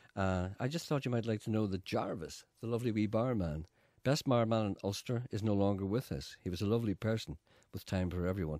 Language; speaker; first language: English; native; English